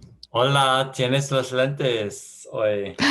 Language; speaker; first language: Spanish; non-native, learner; English